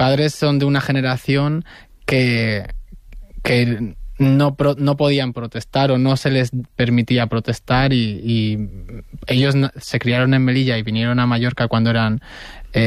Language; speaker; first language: Spanish; native; Spanish